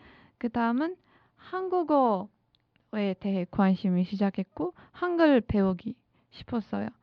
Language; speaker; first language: Korean; non-native, learner; Turkish